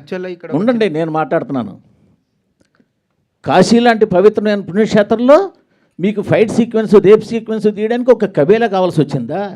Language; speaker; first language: Telugu; native; Telugu